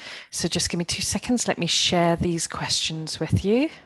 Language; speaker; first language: English; native; English